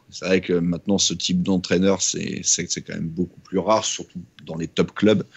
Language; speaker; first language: French; native; French